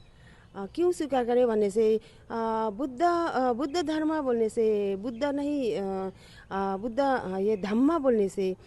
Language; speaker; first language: Hindi; non-native, learner; Nepali